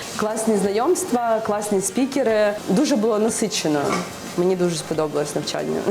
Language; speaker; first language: Ukrainian; early bilingual, other home language; Uzbek